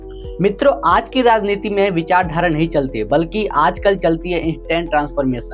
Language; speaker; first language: Hindi; native; Hindi